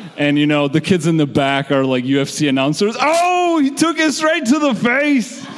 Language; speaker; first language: English; early bilingual, other home language; Georgian